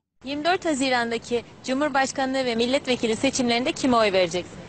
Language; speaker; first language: Turkish; native; Turkish